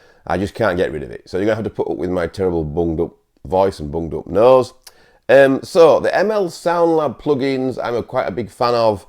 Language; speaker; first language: English; native; English